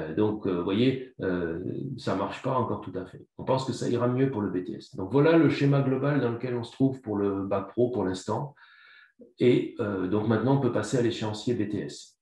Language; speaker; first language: French; native; French